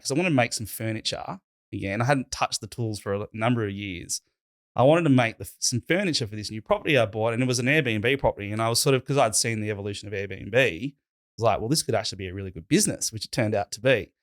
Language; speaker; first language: English; native; English